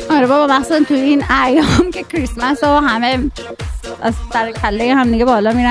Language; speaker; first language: Persian; native; Persian